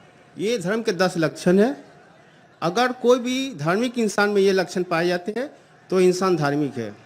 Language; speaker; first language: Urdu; non-native, local second language; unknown